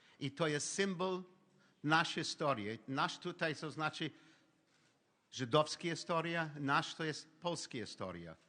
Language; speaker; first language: Polish; non-native, learner; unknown